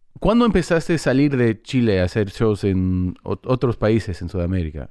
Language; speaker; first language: Spanish; early bilingual, heritage; English